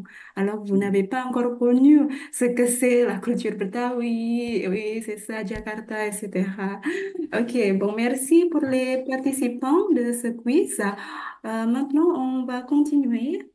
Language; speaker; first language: French; non-native, fluent; Indonesian